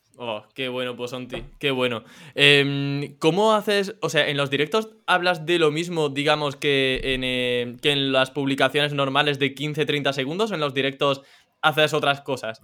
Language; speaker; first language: Spanish; native; Spanish